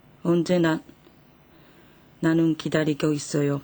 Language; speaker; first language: Korean; non-native, fluent; Japanese